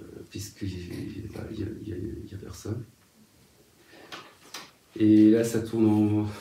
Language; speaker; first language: French; native; French